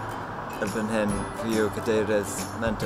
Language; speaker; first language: Welsh; non-native, local second language; English